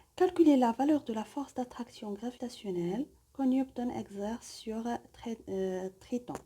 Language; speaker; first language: French; non-native, local second language; Arabic